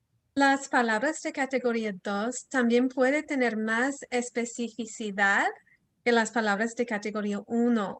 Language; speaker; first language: Spanish; early bilingual, heritage; Spanish